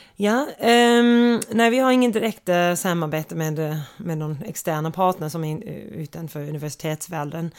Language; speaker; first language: Swedish; non-native, fluent; English